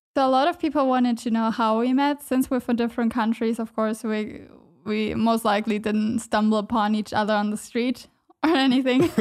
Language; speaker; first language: English; non-native, fluent; German